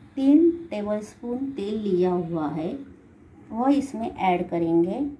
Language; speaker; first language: Hindi; non-native, local second language; Marathi